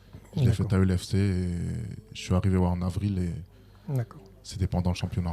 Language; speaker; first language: French; native; French